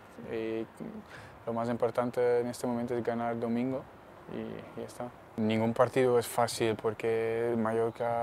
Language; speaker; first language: Spanish; non-native, learner; Dutch